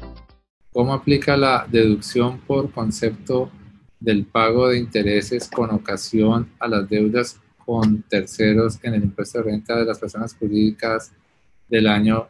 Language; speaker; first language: Spanish; native; Spanish